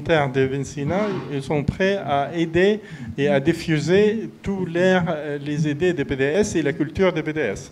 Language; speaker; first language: French; non-native, fluent; Arabic